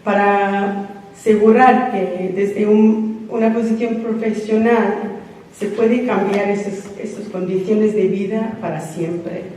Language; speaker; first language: Spanish; non-native, fluent; English